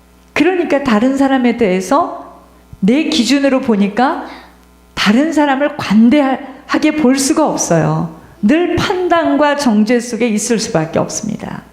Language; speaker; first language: Korean; native; Korean